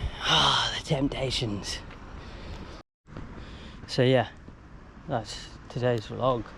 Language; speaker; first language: English; native; English